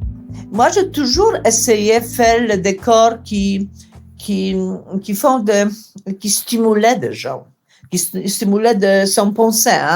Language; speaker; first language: French; non-native, fluent; Polish